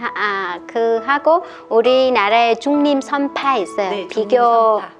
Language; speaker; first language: Korean; non-native, fluent; Vietnamese